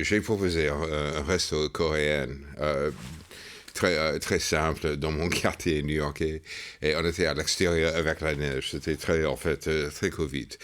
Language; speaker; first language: French; non-native, fluent; English